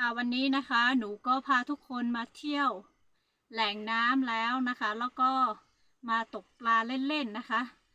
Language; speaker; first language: Thai; non-native, local second language; Hmong